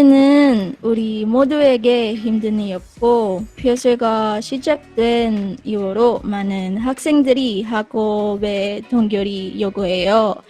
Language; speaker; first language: Korean; non-native, learner; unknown